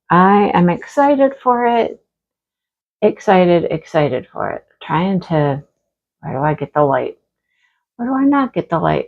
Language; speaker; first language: English; native; English